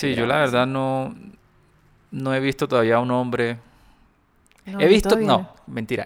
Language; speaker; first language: Spanish; native; Spanish